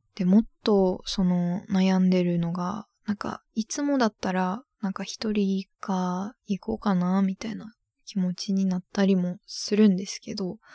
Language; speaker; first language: Japanese; native; Japanese